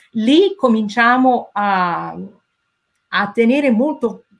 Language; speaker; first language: Italian; non-native, fluent; English